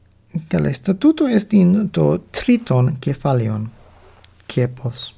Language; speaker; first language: Greek; non-native, learner; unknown